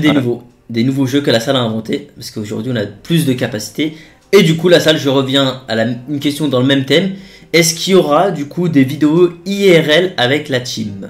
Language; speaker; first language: French; native; French